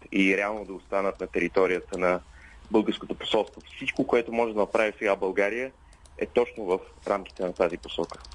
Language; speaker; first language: Bulgarian; native; Bulgarian